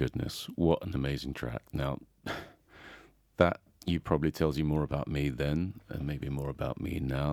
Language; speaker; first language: English; native; English